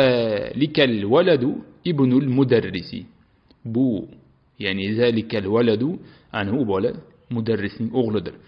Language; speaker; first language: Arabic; non-native, fluent; Uzbek